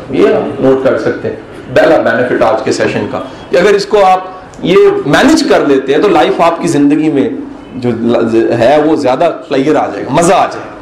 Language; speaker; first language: Urdu; non-native, local second language; Punjabi